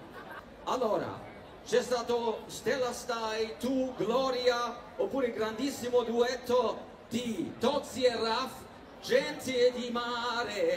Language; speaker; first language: Italian; early bilingual, heritage; German